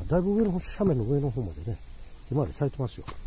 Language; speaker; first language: Japanese; native; Japanese